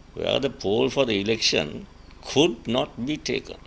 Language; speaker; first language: English; non-native, local second language; Sinhala